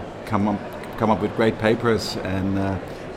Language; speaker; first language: English; non-native, fluent; Dutch